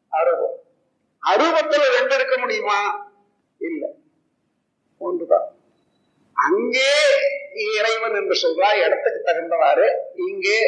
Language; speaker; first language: Tamil; native; Tamil